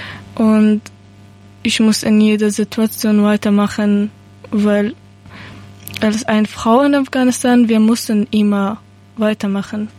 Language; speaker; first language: German; non-native, learner; Persian